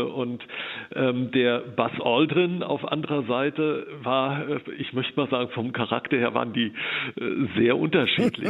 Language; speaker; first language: German; native; German